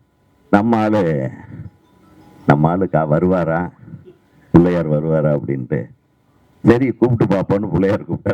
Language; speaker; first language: Tamil; native; Tamil